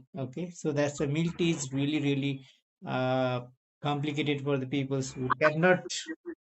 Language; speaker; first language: English; non-native, learner; Nepali